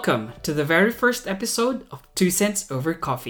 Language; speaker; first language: English; non-native, local second language; Pampanga